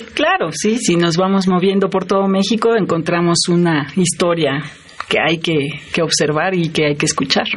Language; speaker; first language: Spanish; native; Spanish